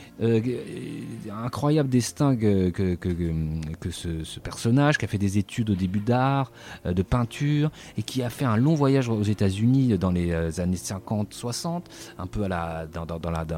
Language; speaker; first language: French; native; French